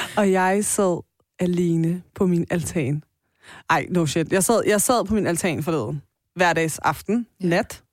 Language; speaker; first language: Danish; early bilingual, other home language; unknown